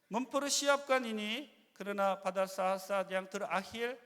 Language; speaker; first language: Malay; non-native, fluent; Korean